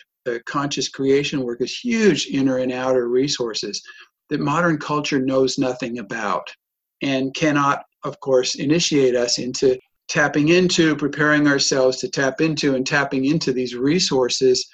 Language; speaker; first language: English; native; English